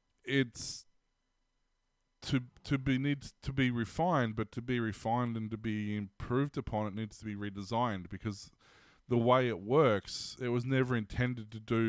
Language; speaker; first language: English; native; English